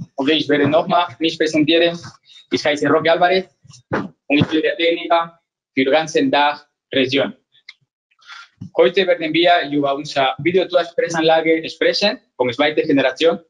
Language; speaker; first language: German; non-native, learner; Spanish